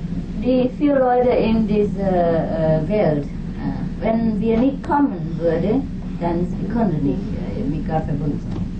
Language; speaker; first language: German; non-native, learner; Vietnamese